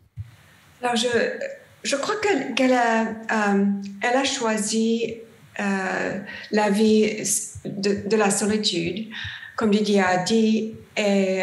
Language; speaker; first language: French; non-native, learner; English